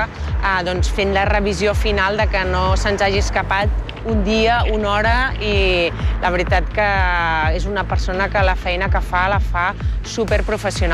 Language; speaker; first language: Catalan; native; Catalan